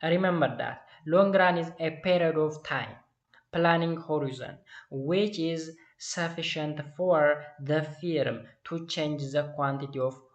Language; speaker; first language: English; non-native, local second language; Amharic